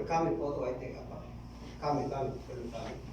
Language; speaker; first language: Arabic; non-native, learner; Hindi